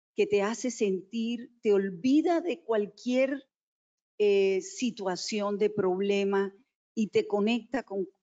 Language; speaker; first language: Spanish; native; Spanish